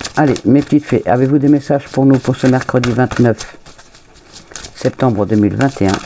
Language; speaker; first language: French; early bilingual, other home language; Portuguese